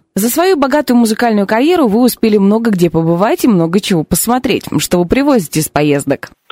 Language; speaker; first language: Russian; native; Russian